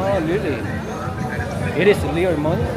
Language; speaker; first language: English; non-native, learner; Korean